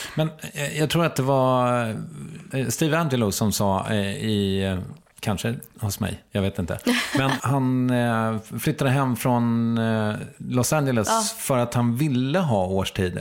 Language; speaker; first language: Swedish; native; Swedish